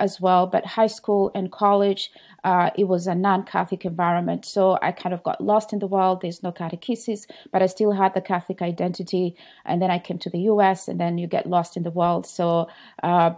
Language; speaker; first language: English; non-native, local second language; Ganda